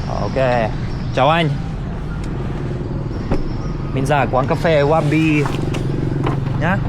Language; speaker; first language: Vietnamese; non-native, fluent; Russian